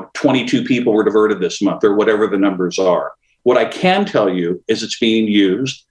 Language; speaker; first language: English; native; English